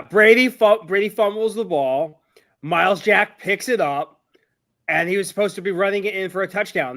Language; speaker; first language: English; native; English